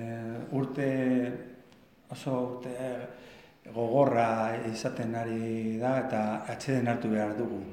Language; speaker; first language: Basque; non-native, learner; Spanish